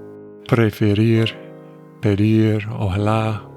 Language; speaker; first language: Spanish; non-native, fluent; English